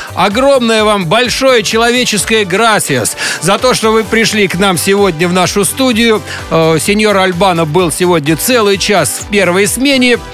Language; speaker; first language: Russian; native; Russian